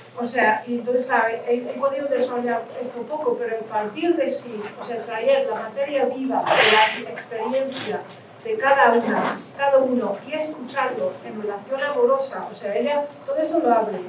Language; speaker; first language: Spanish; non-native, fluent; English